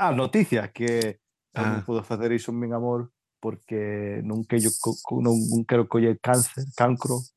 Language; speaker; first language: Galician; early bilingual, heritage; Galician